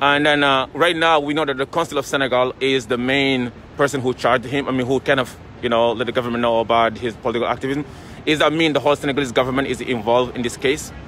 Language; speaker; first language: English; non-native, fluent; Wolof